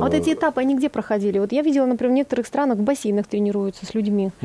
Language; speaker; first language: Russian; native; Russian